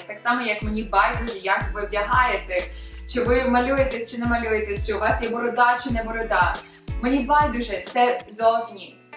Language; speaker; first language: Ukrainian; early bilingual, other home language; English